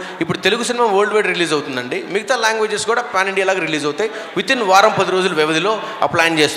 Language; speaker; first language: Telugu; native; Telugu